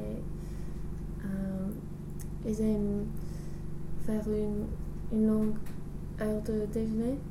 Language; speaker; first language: French; non-native, learner; English